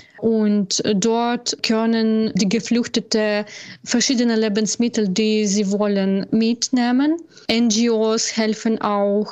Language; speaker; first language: German; non-native, learner; Ukrainian